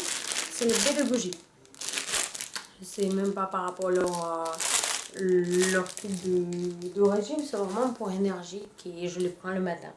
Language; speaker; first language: French; non-native, fluent; Russian